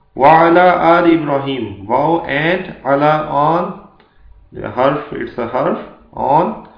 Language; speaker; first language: English; non-native, local second language; Urdu